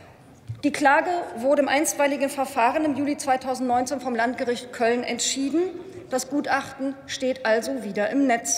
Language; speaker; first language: German; native; German